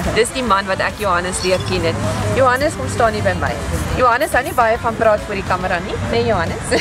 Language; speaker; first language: Afrikaans; native; Afrikaans